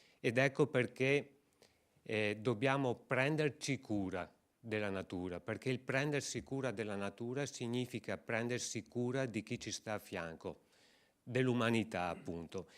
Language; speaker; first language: Italian; native; Italian